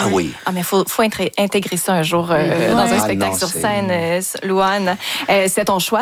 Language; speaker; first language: French; native; French